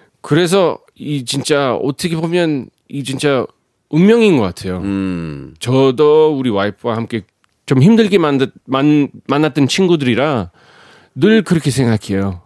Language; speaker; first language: Korean; non-native, fluent; English